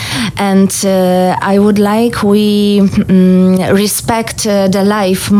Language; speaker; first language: English; non-native, learner; Polish